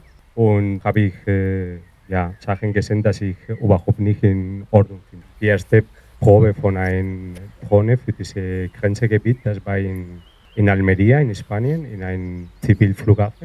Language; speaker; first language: German; non-native, fluent; Spanish